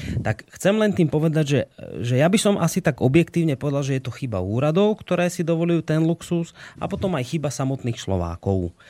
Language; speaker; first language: Slovak; native; Slovak